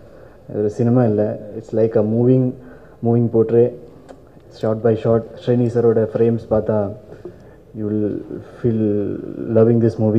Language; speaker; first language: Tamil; non-native, fluent; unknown